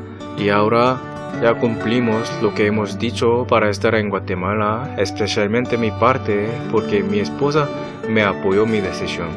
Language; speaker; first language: Spanish; non-native, learner; Korean